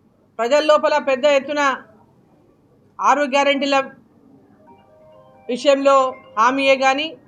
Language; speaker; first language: Telugu; native; Telugu